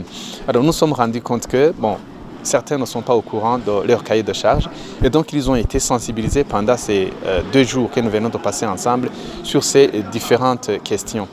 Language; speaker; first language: French; non-native, local second language; Rundi